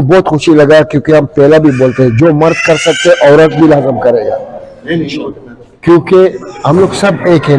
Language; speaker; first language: Hindi; non-native, fluent; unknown